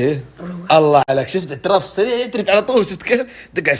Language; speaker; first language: Arabic; native; Arabic